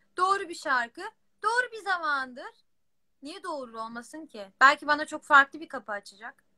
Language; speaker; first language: Turkish; non-native, fluent; German